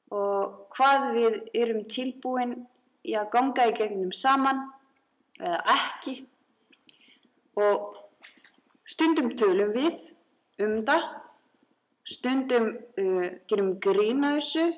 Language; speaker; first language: Icelandic; non-native, fluent; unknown